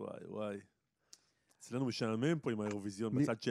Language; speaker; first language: Hebrew; native; Hebrew